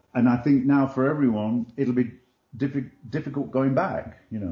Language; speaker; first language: English; native; English